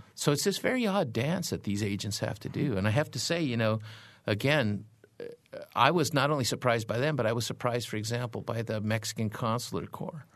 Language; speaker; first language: English; native; English